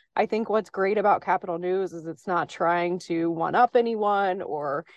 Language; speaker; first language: English; native; English